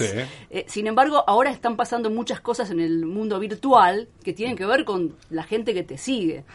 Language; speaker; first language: Spanish; native; Spanish